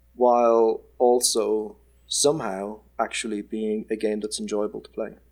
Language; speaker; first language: English; native; English